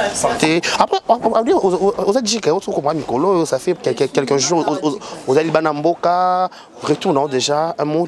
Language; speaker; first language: French; non-native, local second language; Lingala